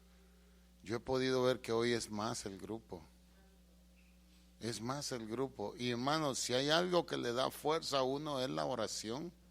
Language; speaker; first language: Spanish; native; Spanish